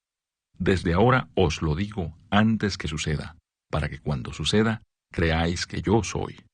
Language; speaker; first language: Spanish; native; Spanish